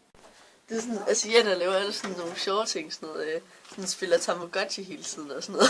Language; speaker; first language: Danish; native; Danish